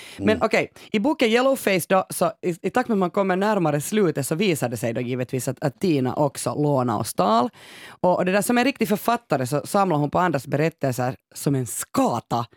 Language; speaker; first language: Swedish; native; Swedish